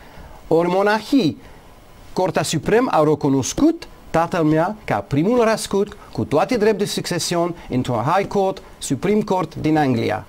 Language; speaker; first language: Romanian; non-native, learner; English